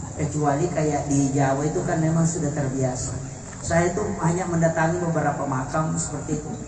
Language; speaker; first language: Indonesian; non-native, local second language; Buginese